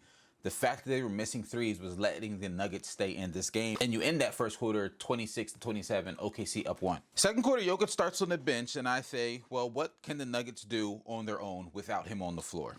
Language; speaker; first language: English; native; English